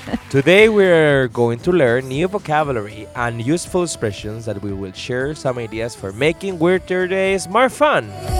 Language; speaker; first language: English; non-native, fluent; Spanish